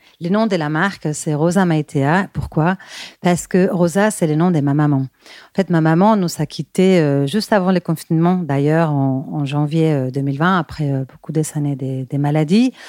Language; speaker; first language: French; non-native, fluent; Spanish